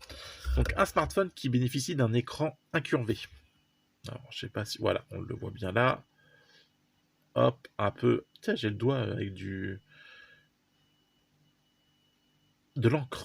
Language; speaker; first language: French; native; French